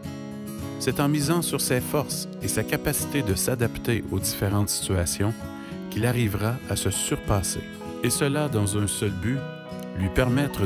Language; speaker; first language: French; native; French